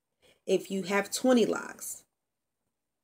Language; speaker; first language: English; native; English